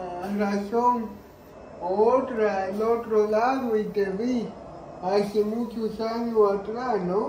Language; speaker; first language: Spanish; early bilingual, heritage; Spanish